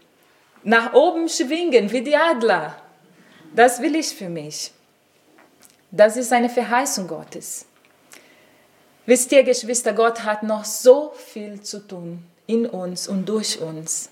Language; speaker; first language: German; non-native, fluent; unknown